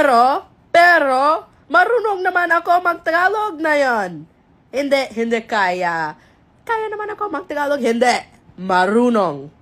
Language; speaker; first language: Filipino; non-native, local second language; English